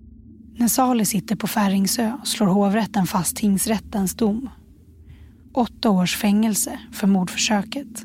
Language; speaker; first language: Swedish; native; Swedish